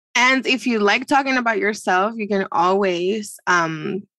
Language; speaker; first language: English; non-native, fluent; Spanish